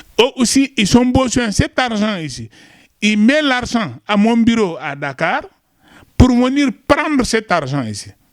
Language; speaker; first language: French; non-native, local second language; Wolof